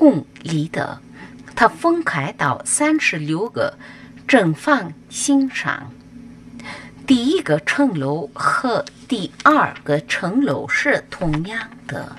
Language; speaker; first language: Chinese; non-native, learner; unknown